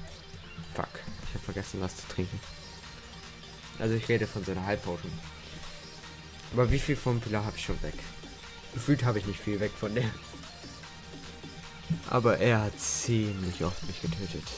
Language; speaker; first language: German; native; German